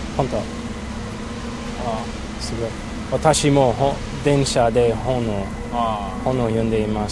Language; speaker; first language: Japanese; non-native, learner; English